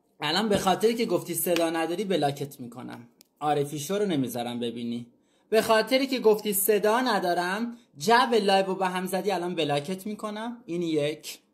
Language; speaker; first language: Persian; native; Persian